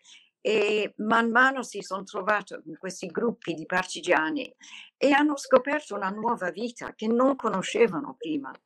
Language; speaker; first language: Italian; non-native, fluent; English